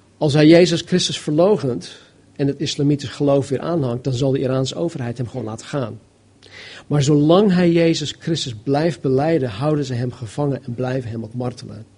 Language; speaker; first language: Dutch; non-native, fluent; English